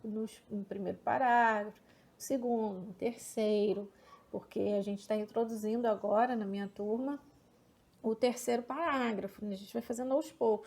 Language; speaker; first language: Portuguese; native; Portuguese